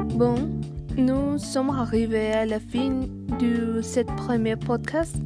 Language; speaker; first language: French; non-native, learner; Spanish